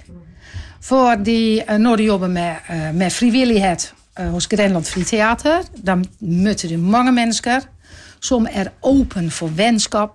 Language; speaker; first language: Norwegian; non-native, fluent; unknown